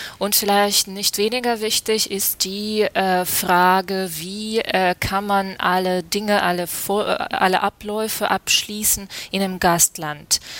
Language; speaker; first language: German; non-native, fluent; Russian